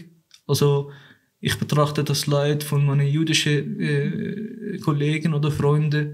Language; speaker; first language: German; non-native, fluent; Arabic